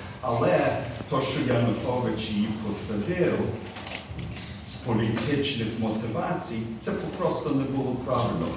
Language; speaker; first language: Ukrainian; early bilingual, heritage; Ukrainian